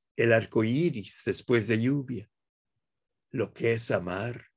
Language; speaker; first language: Spanish; early bilingual, heritage; Spanish